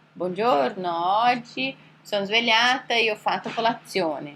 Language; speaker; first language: Italian; non-native, fluent; Portuguese